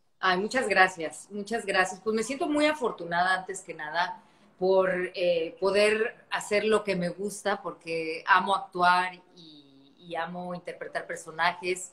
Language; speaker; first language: Spanish; native; Spanish